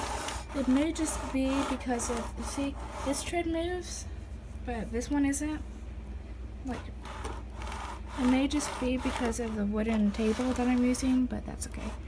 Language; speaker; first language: English; native; English